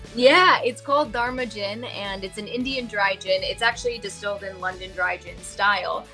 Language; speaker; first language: English; early bilingual, other home language; Gujarati